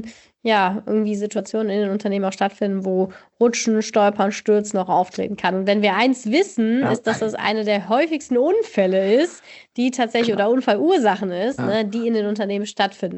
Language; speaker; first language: German; native; German